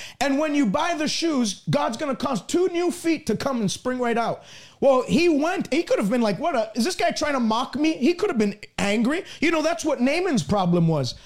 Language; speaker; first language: English; native; English